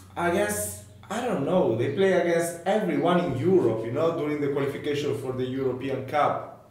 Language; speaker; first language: English; non-native, fluent; Italian